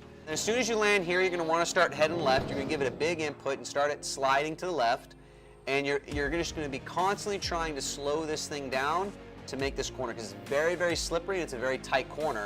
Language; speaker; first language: English; native; English